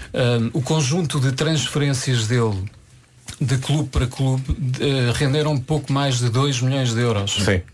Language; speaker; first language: Portuguese; native; Portuguese